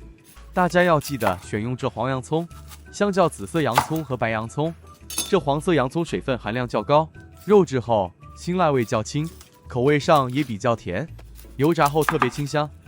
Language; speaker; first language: Chinese; native; Chinese